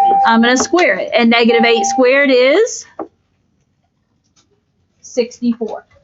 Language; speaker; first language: English; native; English